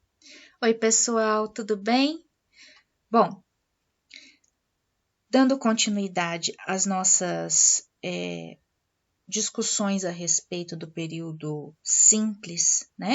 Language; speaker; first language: Portuguese; native; Portuguese